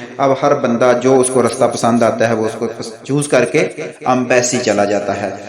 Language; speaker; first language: Urdu; non-native, local second language; Punjabi